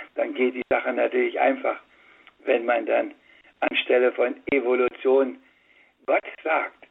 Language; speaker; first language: German; native; German